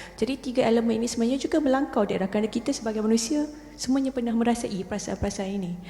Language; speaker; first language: Malay; native; Malay